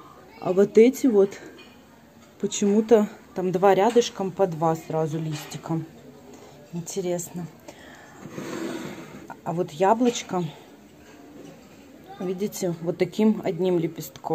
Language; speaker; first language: Russian; native; Russian